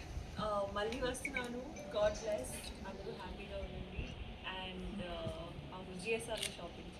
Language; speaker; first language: Telugu; non-native, learner; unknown